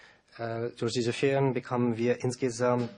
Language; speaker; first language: German; non-native, learner; French